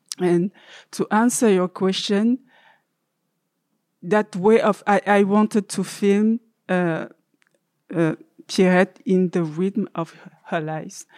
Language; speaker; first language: English; non-native, learner; French